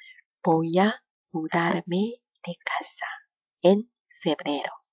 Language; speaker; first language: Spanish; non-native, fluent; Korean